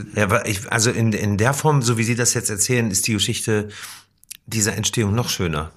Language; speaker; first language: German; native; German